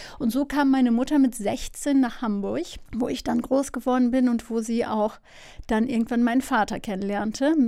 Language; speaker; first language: German; early bilingual, other home language; Turkish